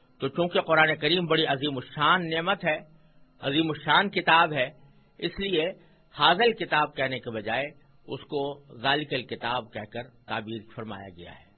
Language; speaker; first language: Urdu; native; Urdu